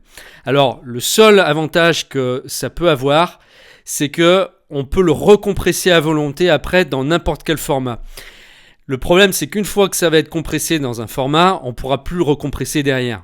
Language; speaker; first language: French; native; French